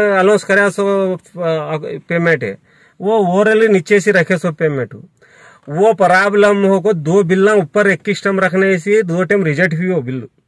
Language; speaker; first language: Hindi; non-native, local second language; Urdu